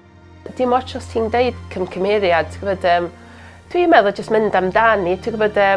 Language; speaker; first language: Welsh; non-native, learner; English